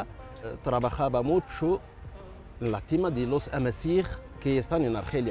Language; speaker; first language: Spanish; non-native, learner; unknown